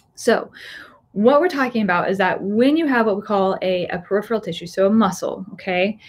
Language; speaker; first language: English; native; English